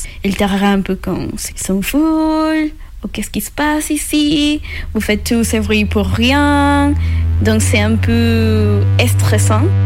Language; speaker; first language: French; non-native, learner; Spanish